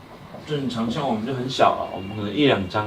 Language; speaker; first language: Chinese; native; Chinese